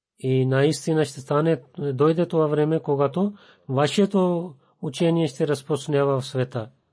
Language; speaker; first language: Bulgarian; non-native, learner; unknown